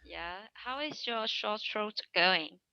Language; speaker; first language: English; non-native, learner; Vietnamese